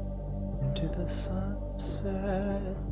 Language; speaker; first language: English; native; English